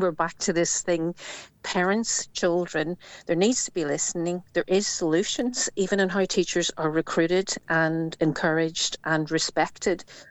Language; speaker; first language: English; native; English